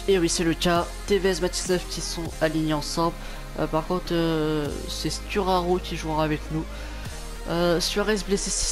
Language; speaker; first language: French; native; French